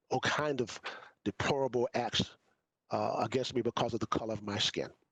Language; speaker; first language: English; native; English